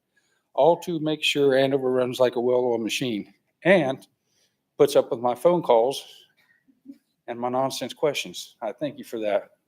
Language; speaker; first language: English; native; English